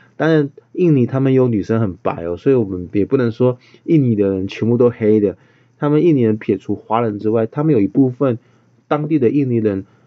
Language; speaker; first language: Chinese; native; Chinese